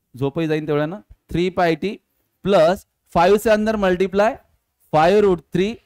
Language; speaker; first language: Hindi; non-native, local second language; Marathi